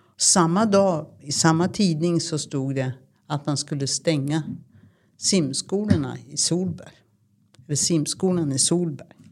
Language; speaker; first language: Swedish; native; Swedish